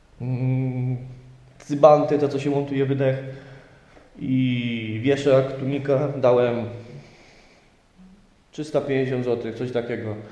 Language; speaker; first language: Polish; native; Polish